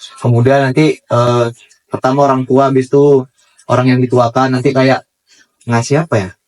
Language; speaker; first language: Indonesian; native; Indonesian